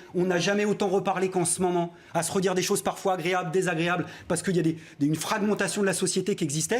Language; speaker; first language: French; native; French